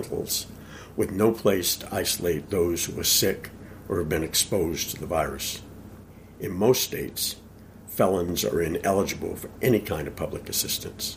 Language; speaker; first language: English; native; English